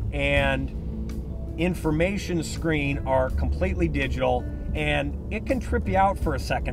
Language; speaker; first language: English; native; English